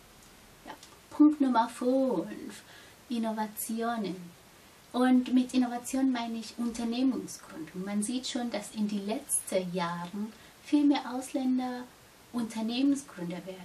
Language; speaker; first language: German; non-native, fluent; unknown